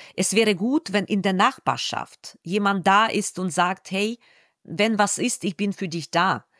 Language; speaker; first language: German; non-native, fluent; Russian